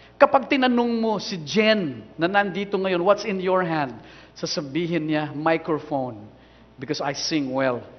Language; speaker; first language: Filipino; non-native, local second language; Cebuano